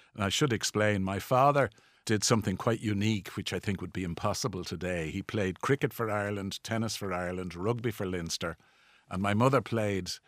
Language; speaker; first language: English; native; English